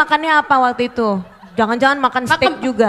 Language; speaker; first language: Indonesian; native; Indonesian